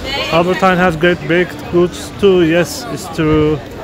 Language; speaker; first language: English; non-native, fluent; Turkish